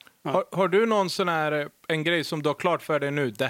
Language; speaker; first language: Swedish; native; Swedish